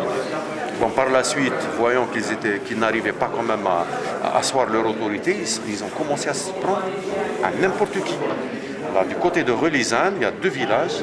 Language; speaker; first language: French; non-native, local second language; Arabic